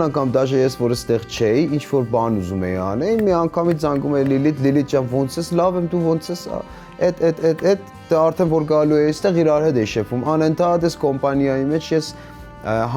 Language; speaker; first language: Armenian; non-native, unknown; Persian